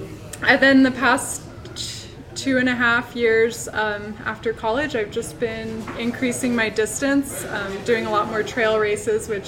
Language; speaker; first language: English; native; English